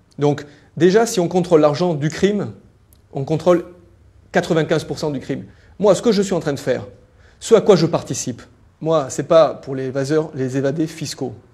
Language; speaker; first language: French; native; French